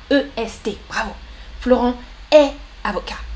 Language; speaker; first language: French; native; French